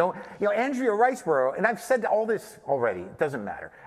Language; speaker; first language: English; native; English